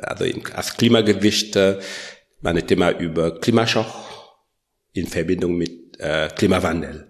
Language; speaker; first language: German; non-native, learner; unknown